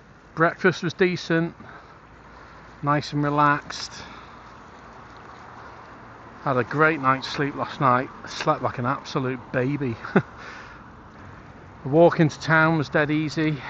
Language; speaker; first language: English; native; English